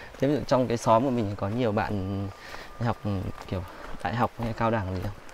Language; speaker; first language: Vietnamese; native; Vietnamese